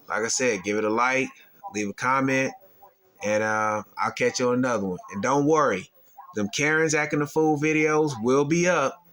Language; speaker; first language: English; native; English